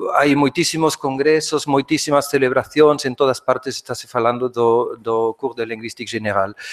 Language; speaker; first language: Galician; non-native, fluent; German